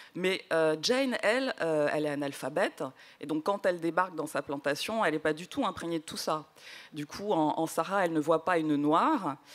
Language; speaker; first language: French; native; French